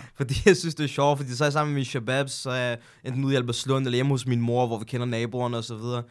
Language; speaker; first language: Danish; native; Danish